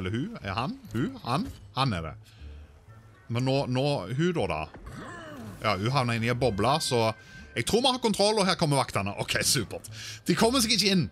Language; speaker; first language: Norwegian; native; Norwegian